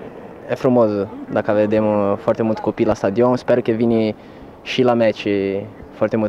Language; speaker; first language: Romanian; non-native, learner; Portuguese